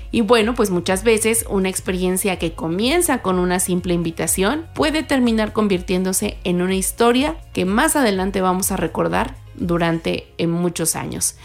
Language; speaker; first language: Spanish; native; Spanish